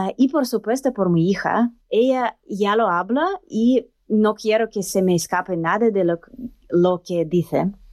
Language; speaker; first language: Spanish; non-native, learner; Russian